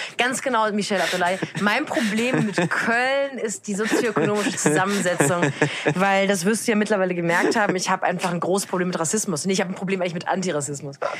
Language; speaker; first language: German; native; German